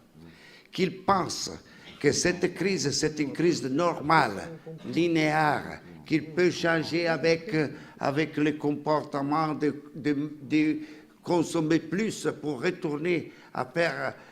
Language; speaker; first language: French; non-native, fluent; Italian